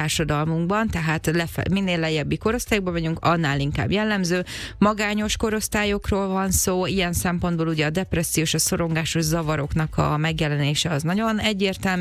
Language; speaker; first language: Hungarian; native; Hungarian